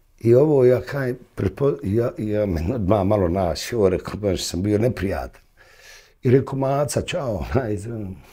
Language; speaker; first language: Bosnian; native; Bosnian